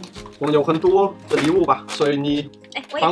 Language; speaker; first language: Chinese; non-native, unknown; Danish